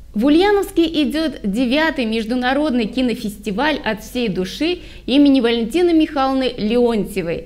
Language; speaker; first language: Russian; native; Russian